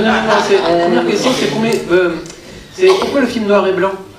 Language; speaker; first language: French; native; French